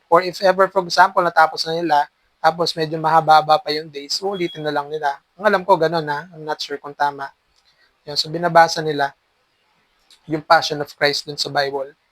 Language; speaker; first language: Filipino; native; Filipino